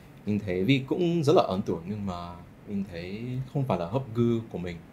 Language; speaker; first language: Vietnamese; non-native, fluent; English